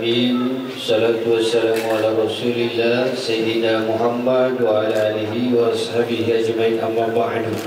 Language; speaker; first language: Indonesian; native; Indonesian